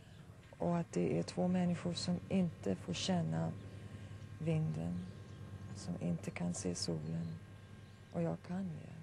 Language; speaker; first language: Swedish; early bilingual, heritage; Swedish